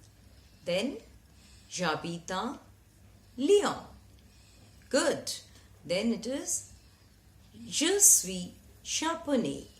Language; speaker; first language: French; non-native, fluent; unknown